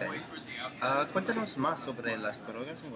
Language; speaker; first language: Spanish; non-native, learner; English